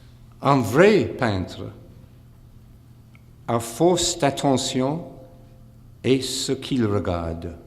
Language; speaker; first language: French; non-native, fluent; English